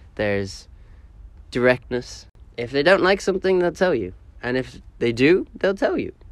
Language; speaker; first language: English; native; English